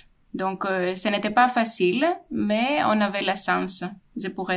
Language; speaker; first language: French; non-native, fluent; Greek